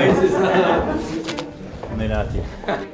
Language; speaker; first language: French; native; French